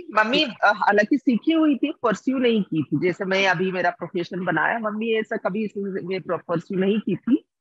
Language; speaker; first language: Hindi; non-native, local second language; Odia